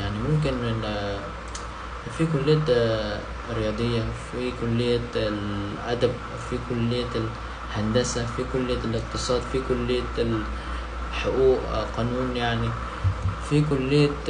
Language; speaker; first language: Arabic; non-native, fluent; Indonesian